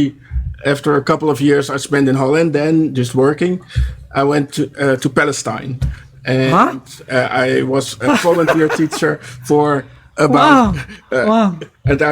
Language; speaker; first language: English; non-native, fluent; Dutch